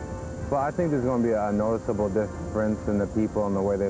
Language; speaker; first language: English; native; English